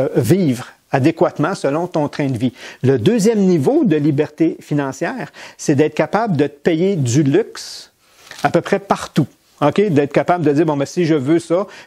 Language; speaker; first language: French; native; French